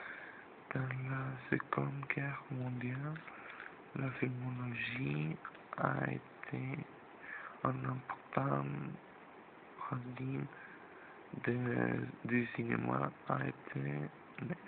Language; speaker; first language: French; non-native, learner; Spanish